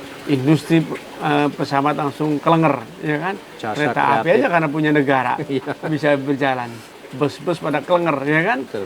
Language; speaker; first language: Indonesian; native; Indonesian